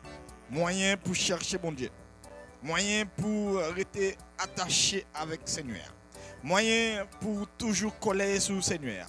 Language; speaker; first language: French; non-native, local second language; Haitian Creole